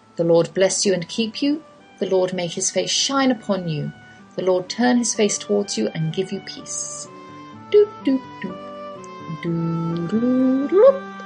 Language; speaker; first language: English; native; English